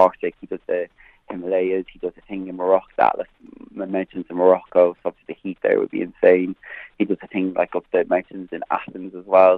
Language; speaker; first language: English; native; English